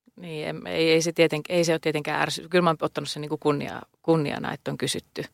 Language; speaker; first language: Finnish; native; Finnish